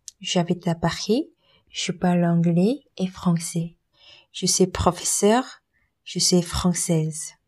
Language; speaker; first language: French; non-native, learner; Korean